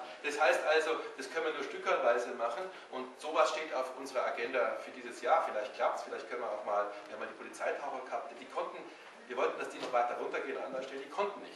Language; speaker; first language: German; native; German